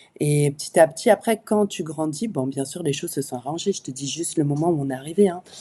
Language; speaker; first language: French; early bilingual, other home language; Arabic